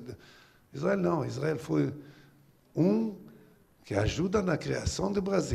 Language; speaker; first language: Portuguese; non-native, learner; Hebrew